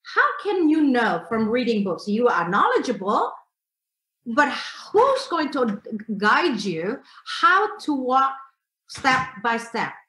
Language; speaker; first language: English; non-native, fluent; Indonesian